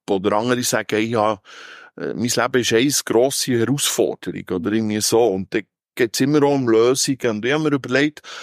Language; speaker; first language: German; native; German